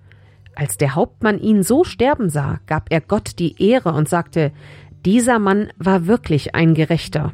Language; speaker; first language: German; native; German